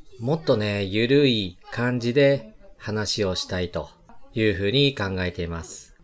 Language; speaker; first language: Japanese; native; Japanese